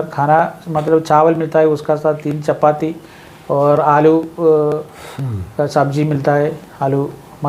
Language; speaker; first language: Hindi; non-native, local second language; Malayalam